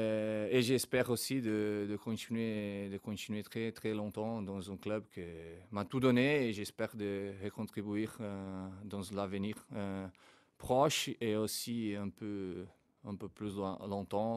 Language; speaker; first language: French; non-native, fluent; Portuguese